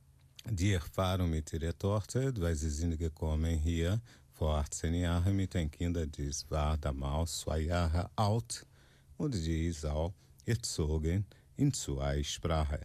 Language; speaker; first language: German; non-native, fluent; Portuguese